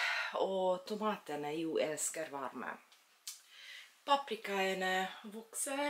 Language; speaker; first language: Swedish; non-native, learner; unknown